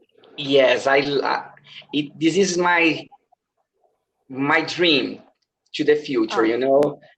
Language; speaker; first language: English; non-native, learner; Portuguese